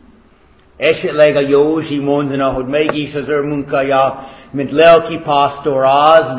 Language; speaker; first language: Hungarian; non-native, fluent; English